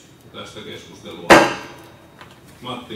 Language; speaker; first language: Finnish; native; Finnish